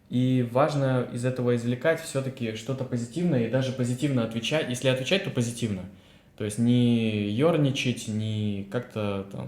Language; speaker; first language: Russian; native; Russian